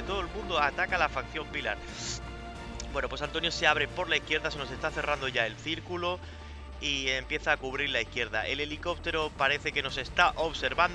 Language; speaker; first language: Spanish; native; Spanish